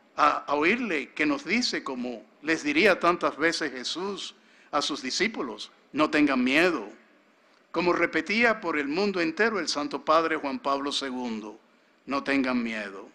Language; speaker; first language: Spanish; native; Spanish